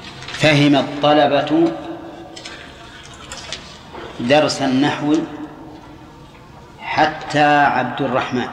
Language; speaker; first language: Arabic; native; Arabic